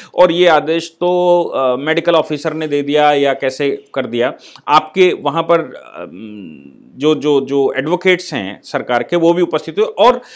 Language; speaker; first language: Hindi; native; Hindi